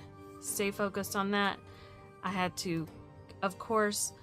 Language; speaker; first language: English; native; English